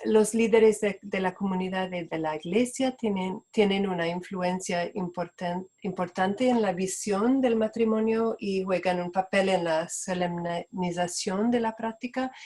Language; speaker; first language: Spanish; non-native, fluent; Portuguese